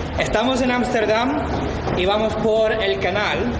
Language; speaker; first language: Spanish; non-native, fluent; English